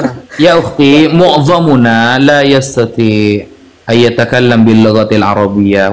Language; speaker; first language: Arabic; non-native, learner; Indonesian